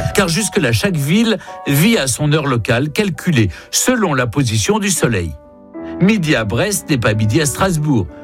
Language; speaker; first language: French; native; French